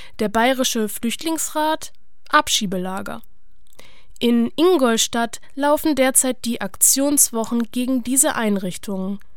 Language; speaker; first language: German; native; German